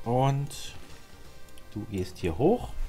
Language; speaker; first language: German; native; German